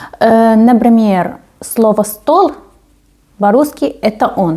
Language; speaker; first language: Russian; non-native, fluent; Arabic